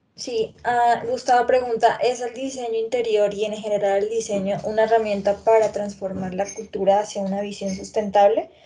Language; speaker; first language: Spanish; native; Spanish